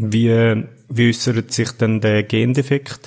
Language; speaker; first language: German; native; German